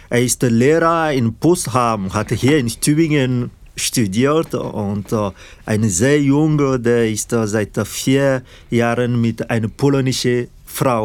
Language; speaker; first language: German; non-native, fluent; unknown